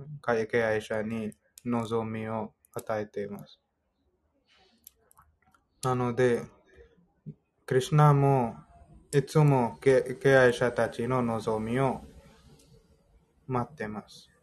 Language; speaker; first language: Japanese; non-native, fluent; Hindi